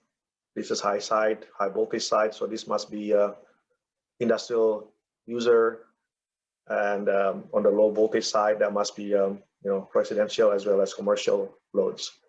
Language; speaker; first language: English; non-native, fluent; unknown